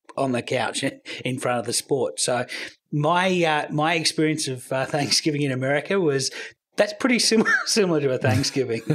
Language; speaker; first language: English; native; English